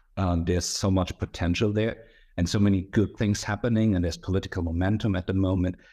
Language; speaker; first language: English; non-native, fluent; German